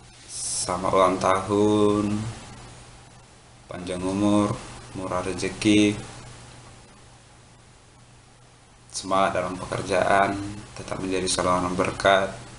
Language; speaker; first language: Indonesian; native; Indonesian